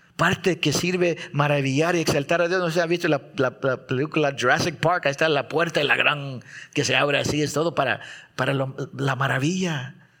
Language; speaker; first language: Spanish; early bilingual, heritage; Spanish